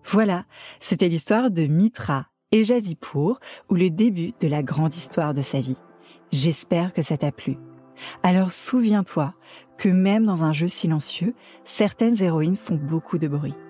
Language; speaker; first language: French; native; French